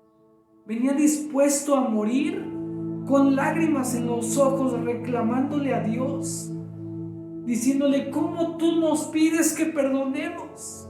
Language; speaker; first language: Spanish; native; Spanish